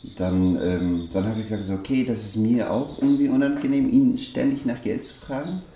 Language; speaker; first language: German; non-native, fluent; Persian